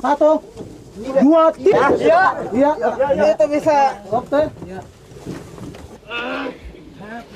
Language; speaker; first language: Indonesian; non-native, local second language; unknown